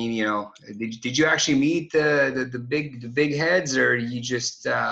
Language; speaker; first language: English; non-native, fluent; Albanian